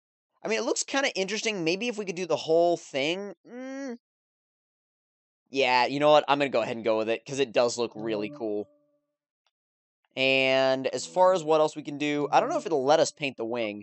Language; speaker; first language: English; native; English